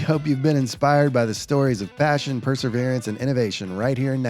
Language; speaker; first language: English; native; English